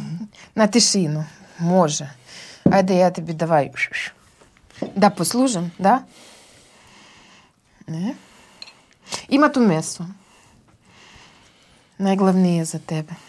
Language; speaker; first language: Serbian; non-native, learner; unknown